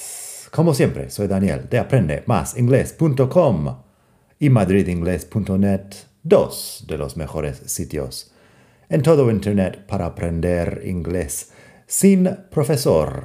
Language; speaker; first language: Spanish; non-native, fluent; English